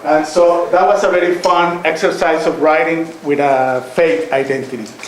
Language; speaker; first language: English; non-native, fluent; Spanish